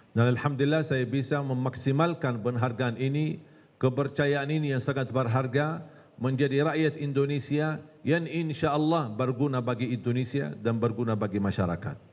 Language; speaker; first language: Indonesian; non-native, fluent; Arabic